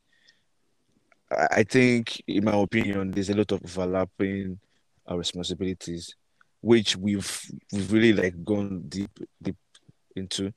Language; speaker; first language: English; non-native, local second language; Yoruba